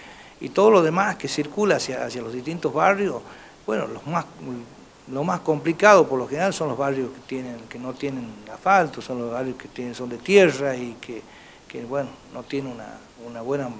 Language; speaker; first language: Spanish; native; Spanish